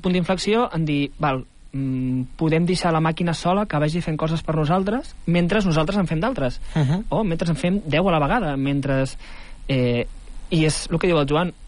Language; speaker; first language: Catalan; native; Catalan